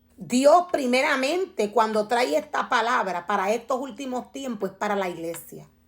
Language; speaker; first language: Spanish; native; Spanish